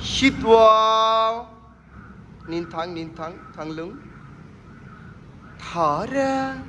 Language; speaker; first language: Vietnamese; non-native, learner; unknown